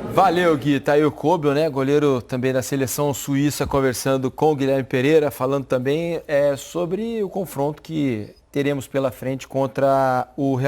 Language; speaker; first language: Portuguese; native; Portuguese